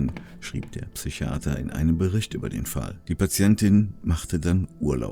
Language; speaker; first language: German; native; German